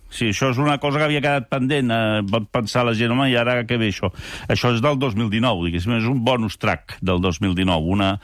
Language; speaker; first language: Catalan; early bilingual, other home language; French